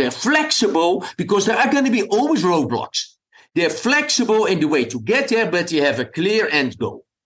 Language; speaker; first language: English; non-native, fluent; Dutch